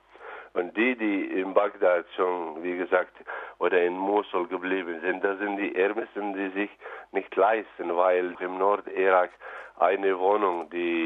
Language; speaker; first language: German; non-native, fluent; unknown